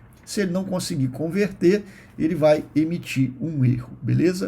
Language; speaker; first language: Portuguese; native; Portuguese